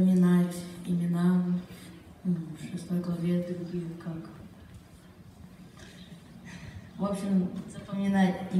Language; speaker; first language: Russian; early bilingual, heritage; Russian